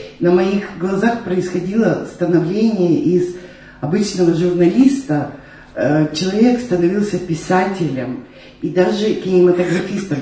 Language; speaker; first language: Russian; native; Russian